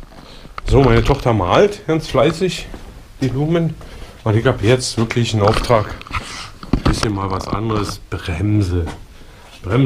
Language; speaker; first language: German; native; German